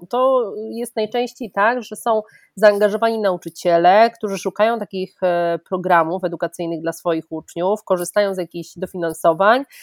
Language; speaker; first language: Polish; native; Polish